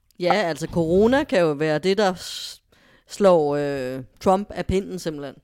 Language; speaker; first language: Danish; native; Danish